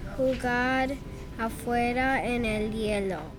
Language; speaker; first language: Spanish; non-native, learner; English